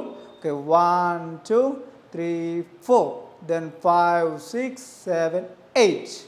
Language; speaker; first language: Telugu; native; Telugu